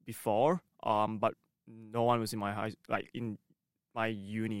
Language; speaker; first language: English; non-native, local second language; Cantonese